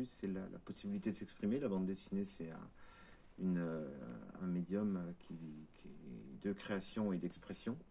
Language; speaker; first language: French; native; French